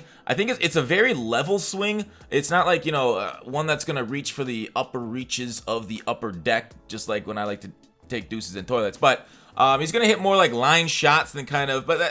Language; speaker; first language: English; native; English